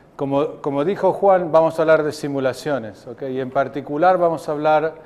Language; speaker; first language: Spanish; native; Spanish